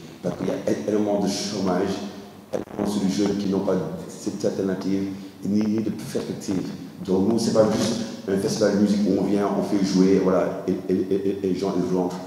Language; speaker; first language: French; non-native, local second language; Wolof